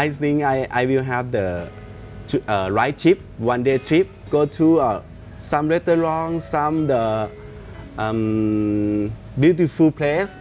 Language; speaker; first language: English; non-native, learner; Thai